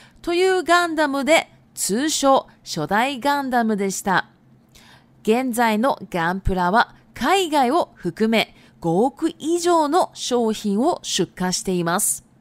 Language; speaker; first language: Japanese; non-native, fluent; Chinese